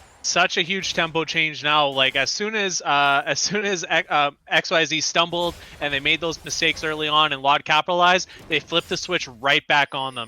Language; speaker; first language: English; native; English